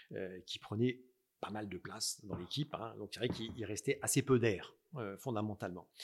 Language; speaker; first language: French; native; French